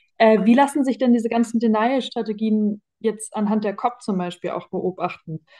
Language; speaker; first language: German; native; German